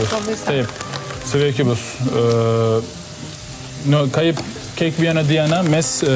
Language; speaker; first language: Lithuanian; non-native, learner; Turkish